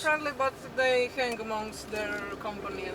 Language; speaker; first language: English; non-native, fluent; Croatian